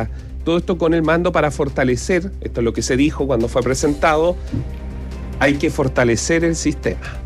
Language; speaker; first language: Spanish; native; Spanish